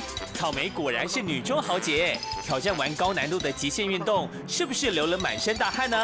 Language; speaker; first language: Chinese; native; Chinese